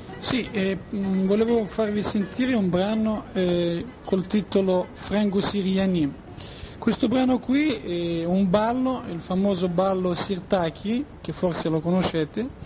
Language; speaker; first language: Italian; non-native, fluent; Greek